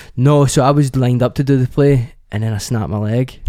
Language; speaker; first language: English; native; English